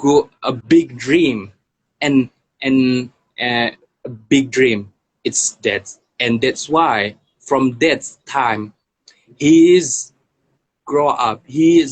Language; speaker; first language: English; non-native, learner; Indonesian